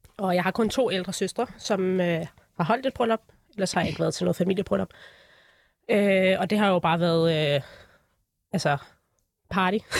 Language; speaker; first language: Danish; early bilingual, other home language; Arabic